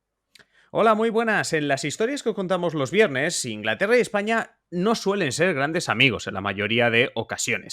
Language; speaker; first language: Spanish; native; Spanish